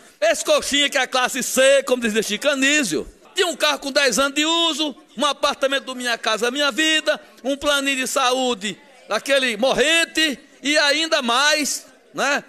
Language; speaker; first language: Portuguese; native; Portuguese